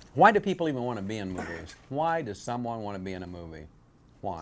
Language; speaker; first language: English; native; English